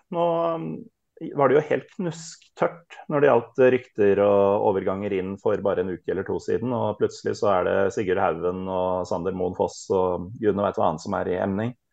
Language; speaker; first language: Norwegian; native; Norwegian